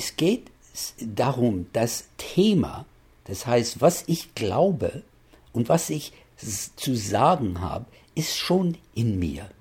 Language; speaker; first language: German; non-native, fluent; English